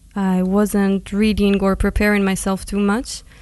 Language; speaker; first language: English; non-native, fluent; Hebrew